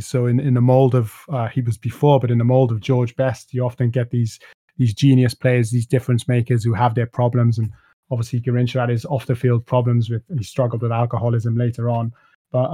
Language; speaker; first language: English; native; English